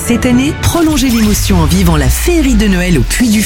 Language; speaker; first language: French; native; French